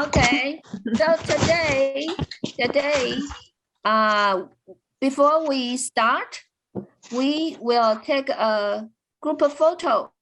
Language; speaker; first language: English; non-native, fluent; Chinese